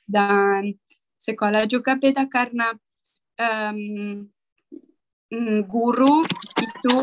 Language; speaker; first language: Indonesian; non-native, learner; Italian